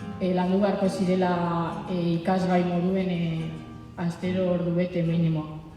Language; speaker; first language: Basque; native; Basque